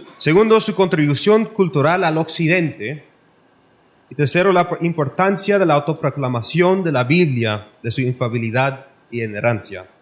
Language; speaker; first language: Spanish; non-native, learner; English